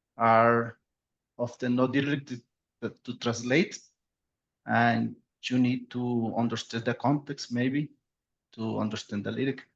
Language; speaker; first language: English; non-native, learner; Spanish